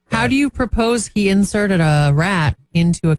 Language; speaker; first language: English; native; English